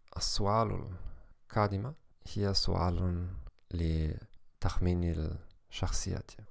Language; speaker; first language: Arabic; non-native, learner; German